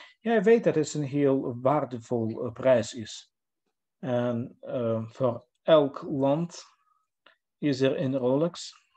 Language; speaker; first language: Dutch; non-native, fluent; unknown